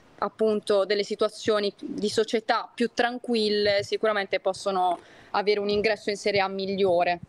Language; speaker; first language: Italian; native; Italian